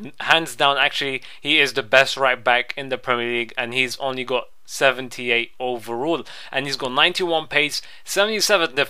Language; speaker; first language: English; native; English